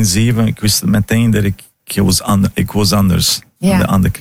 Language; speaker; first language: Dutch; non-native, fluent; Portuguese